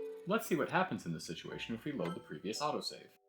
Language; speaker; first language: English; native; English